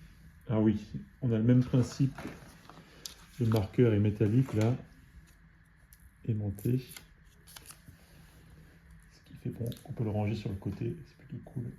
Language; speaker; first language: French; native; French